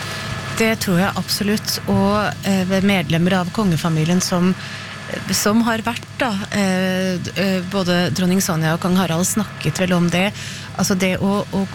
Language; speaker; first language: Norwegian; native; Norwegian